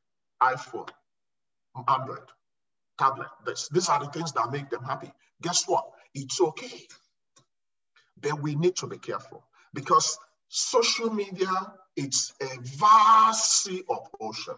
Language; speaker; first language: English; non-native, local second language; Igbo